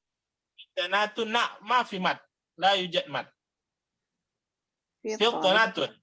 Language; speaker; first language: Arabic; non-native, fluent; Indonesian